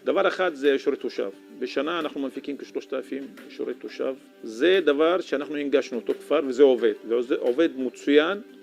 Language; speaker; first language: Hebrew; non-native, local second language; Arabic